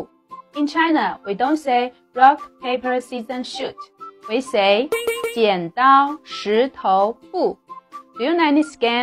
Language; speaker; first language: English; non-native, fluent; Chinese